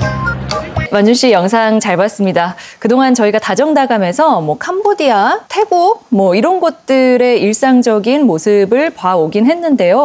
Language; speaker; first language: Korean; native; Korean